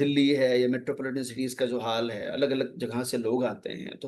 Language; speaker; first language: Hindi; native; Hindi